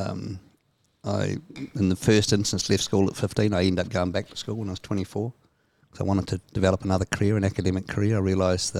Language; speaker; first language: English; native; English